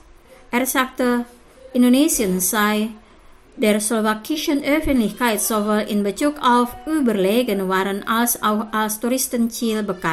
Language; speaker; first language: German; non-native, fluent; Indonesian